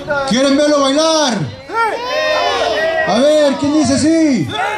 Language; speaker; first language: Spanish; early bilingual, heritage; Spanish